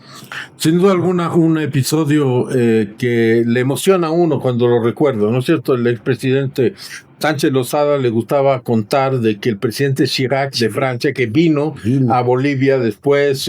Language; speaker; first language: Spanish; native; Spanish